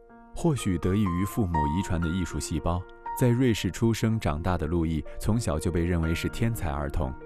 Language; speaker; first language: Chinese; native; Chinese